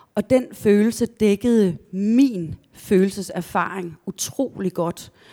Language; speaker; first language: Danish; native; Danish